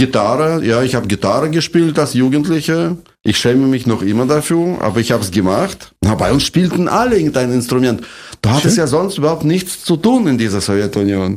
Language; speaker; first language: German; non-native, fluent; Russian